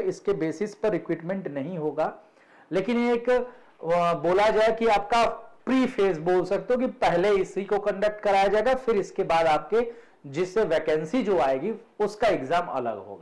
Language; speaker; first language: Hindi; native; Hindi